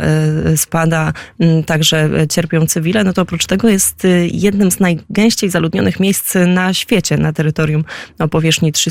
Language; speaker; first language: Polish; native; Polish